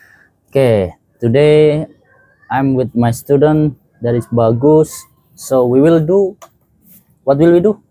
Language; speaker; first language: English; non-native, fluent; Indonesian